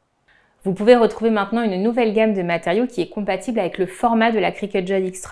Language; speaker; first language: French; native; French